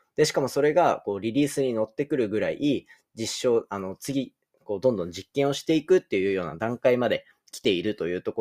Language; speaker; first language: Japanese; native; Japanese